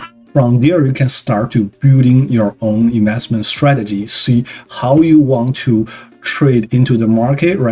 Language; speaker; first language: English; non-native, fluent; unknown